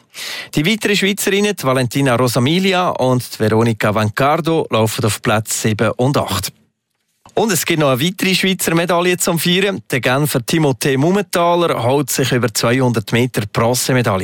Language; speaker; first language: German; native; German